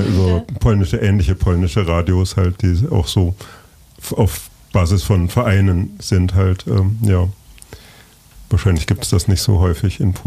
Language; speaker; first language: German; native; German